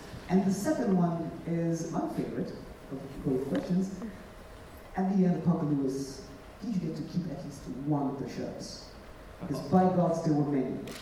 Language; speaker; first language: English; non-native, fluent; French